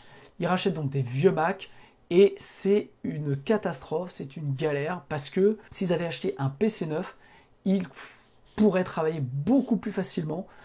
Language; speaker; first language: French; native; French